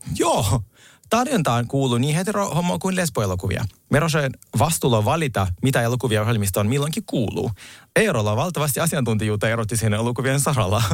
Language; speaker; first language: Finnish; early bilingual, other home language; Russian